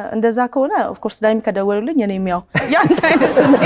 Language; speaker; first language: Amharic; native; Amharic